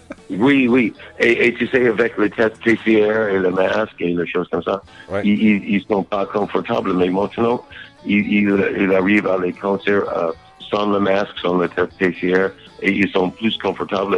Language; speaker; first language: French; non-native, learner; English